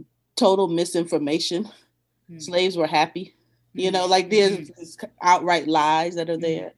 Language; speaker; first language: English; native; English